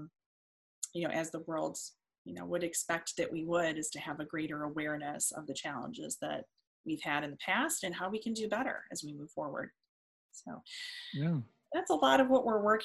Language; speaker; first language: English; native; English